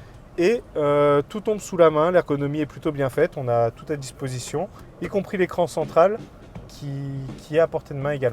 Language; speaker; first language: French; native; French